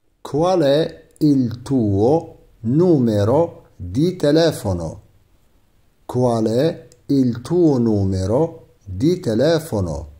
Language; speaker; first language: Italian; non-native, fluent; Arabic